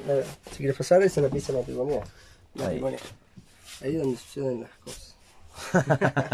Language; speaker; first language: Spanish; native; Spanish